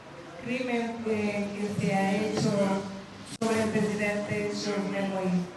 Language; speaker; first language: Spanish; non-native, fluent; Haitian Creole